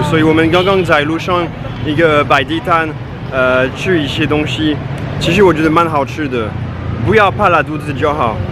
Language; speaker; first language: Chinese; non-native, fluent; French